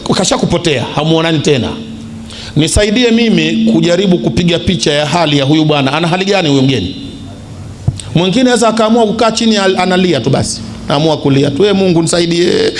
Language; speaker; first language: Swahili; native; Swahili